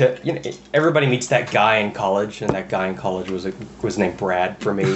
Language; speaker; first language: English; native; English